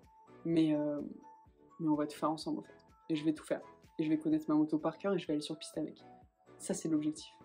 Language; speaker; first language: French; native; French